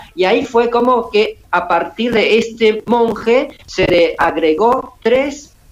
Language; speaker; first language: Spanish; early bilingual, other home language; Chinese